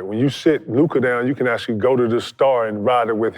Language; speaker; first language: English; native; English